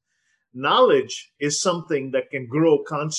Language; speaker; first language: English; non-native, local second language; Telugu